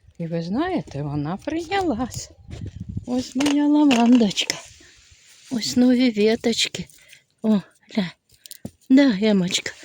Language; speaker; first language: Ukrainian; native; Ukrainian